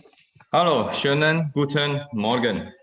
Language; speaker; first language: German; non-native, fluent; Indonesian